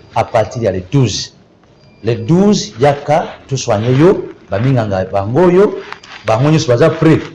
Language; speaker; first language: Lingala; non-native, local second language; Kituba (Democratic Republic of Congo)